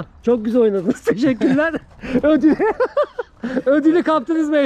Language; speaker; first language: Turkish; native; Turkish